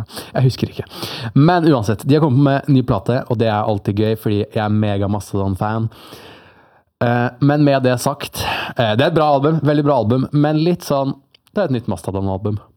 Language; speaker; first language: Norwegian; native; Norwegian